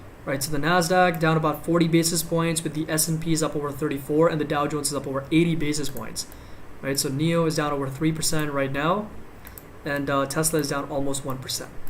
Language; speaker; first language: English; native; English